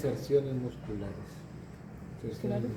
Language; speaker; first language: Spanish; native; Spanish